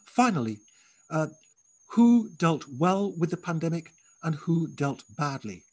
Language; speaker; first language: English; native; English